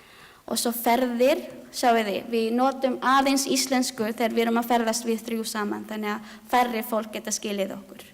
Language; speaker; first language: Icelandic; non-native, learner; Filipino